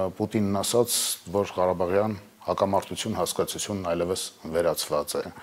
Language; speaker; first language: Armenian; native; Armenian